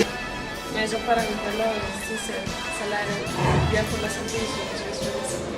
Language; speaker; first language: French; non-native, learner; Arabic